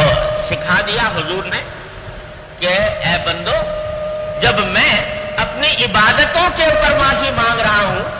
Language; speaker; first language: Urdu; native; Urdu